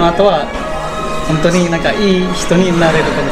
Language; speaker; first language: Japanese; non-native, fluent; Indonesian